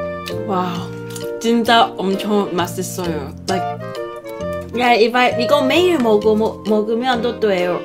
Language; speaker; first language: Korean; non-native, learner; Cantonese